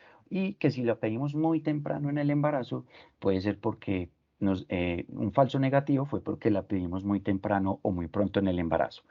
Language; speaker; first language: Spanish; native; Spanish